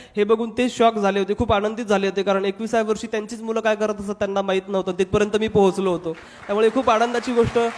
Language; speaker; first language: Marathi; non-native, local second language; Hindi